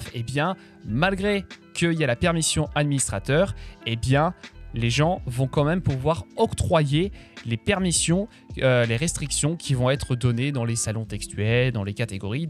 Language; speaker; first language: French; native; French